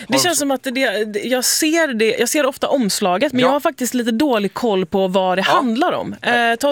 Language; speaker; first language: Swedish; native; Swedish